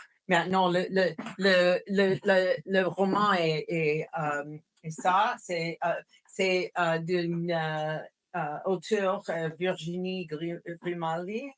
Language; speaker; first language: French; non-native, fluent; English